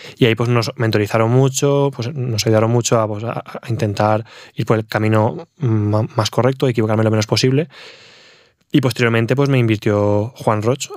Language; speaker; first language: Spanish; native; Spanish